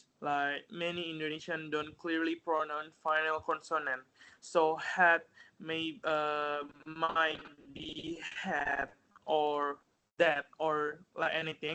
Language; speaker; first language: English; non-native, fluent; Indonesian